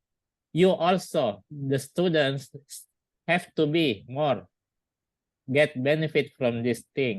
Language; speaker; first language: English; non-native, learner; Indonesian